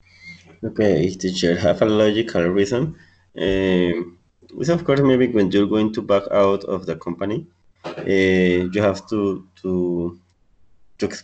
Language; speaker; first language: English; non-native, learner; Spanish